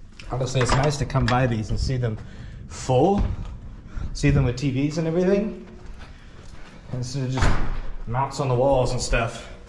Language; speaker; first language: English; native; English